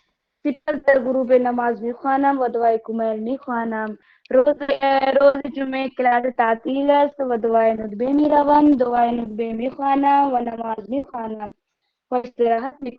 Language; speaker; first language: Persian; non-native, learner; Urdu